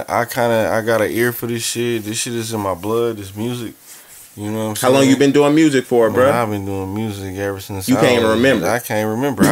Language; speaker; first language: English; native; English